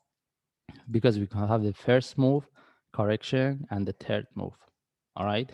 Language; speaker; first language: English; non-native, fluent; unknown